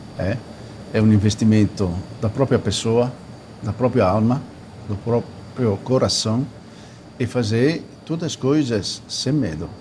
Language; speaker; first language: Portuguese; non-native, fluent; Italian